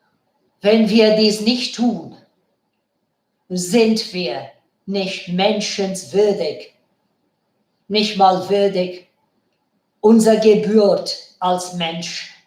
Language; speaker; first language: German; non-native, fluent; Bangla